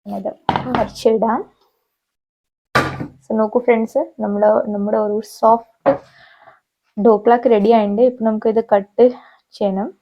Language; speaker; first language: Malayalam; non-native, learner; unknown